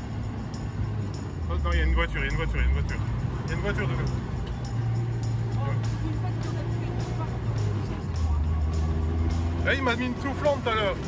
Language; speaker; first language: French; native; French